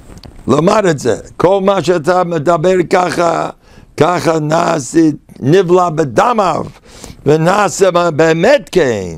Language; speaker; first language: Hebrew; non-native, fluent; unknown